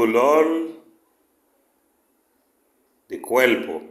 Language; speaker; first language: Spanish; non-native, fluent; Haitian Creole